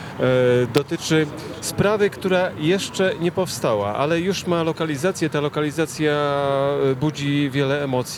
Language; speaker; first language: Polish; native; Polish